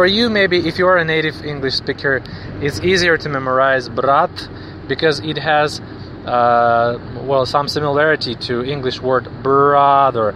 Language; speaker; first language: English; non-native, fluent; Russian